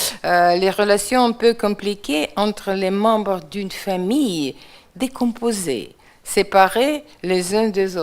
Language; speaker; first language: French; non-native, fluent; Russian